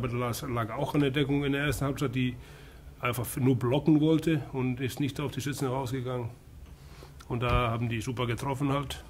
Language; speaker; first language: German; non-native, fluent; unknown